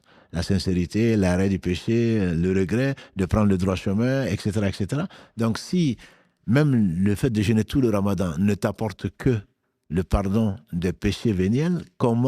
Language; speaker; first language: French; native; French